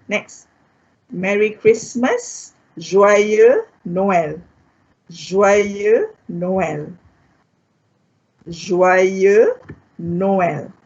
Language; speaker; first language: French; non-native, fluent; Malay